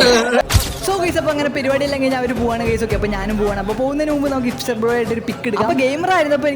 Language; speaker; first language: Malayalam; native; Malayalam